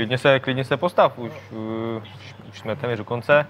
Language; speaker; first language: Czech; native; Czech